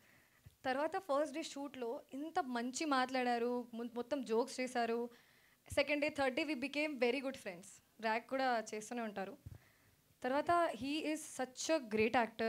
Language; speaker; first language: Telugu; non-native, fluent; Hindi